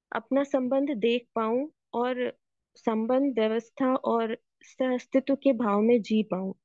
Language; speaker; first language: Hindi; native; Hindi